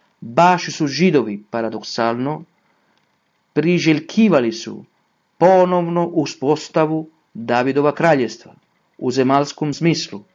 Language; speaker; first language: Croatian; non-native, fluent; Italian